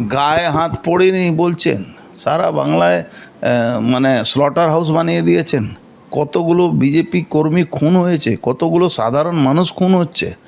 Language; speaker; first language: Bangla; non-native, local second language; Hindi